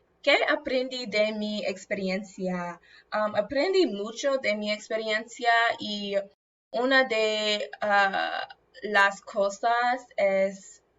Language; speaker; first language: Spanish; non-native, learner; English